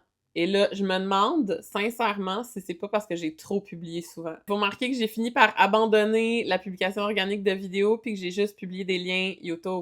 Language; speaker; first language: French; native; French